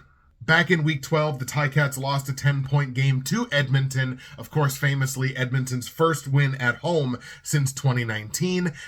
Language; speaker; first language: English; native; English